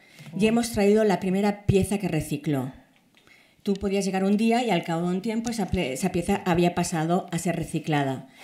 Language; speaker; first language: Spanish; native; Spanish